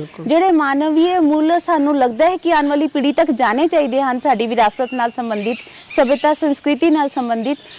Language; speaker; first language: Punjabi; non-native, local second language; Hindi